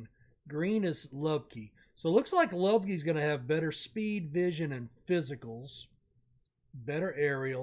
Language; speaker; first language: English; native; English